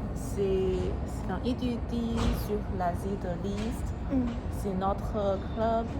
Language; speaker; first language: French; non-native, learner; English